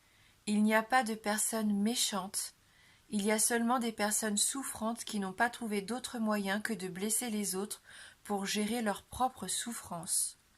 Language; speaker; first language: French; native; French